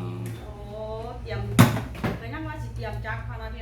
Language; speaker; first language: Korean; non-native, learner; Thai